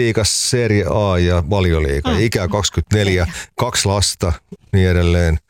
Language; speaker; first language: Finnish; native; Finnish